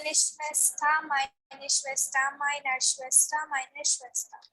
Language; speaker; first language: German; non-native, learner; Turkish